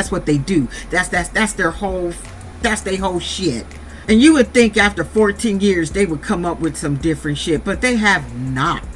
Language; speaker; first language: English; native; English